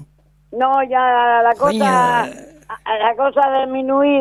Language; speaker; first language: Spanish; native; Spanish